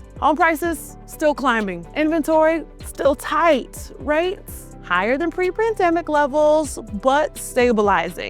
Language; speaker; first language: English; native; English